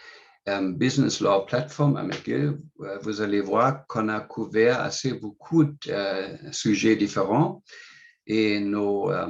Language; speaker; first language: French; non-native, fluent; English